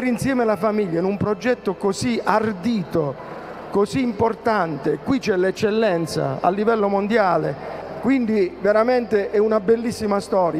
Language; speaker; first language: Italian; native; Italian